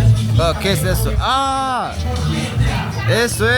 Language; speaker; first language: Spanish; non-native, learner; German